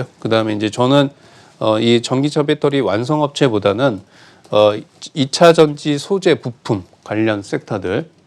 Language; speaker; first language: Korean; native; Korean